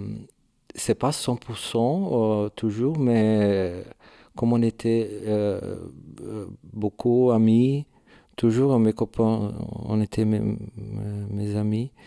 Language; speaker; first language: French; non-native, learner; Portuguese